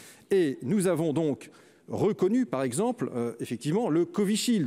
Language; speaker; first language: French; native; French